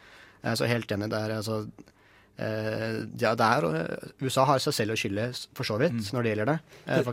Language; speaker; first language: Norwegian; native; Norwegian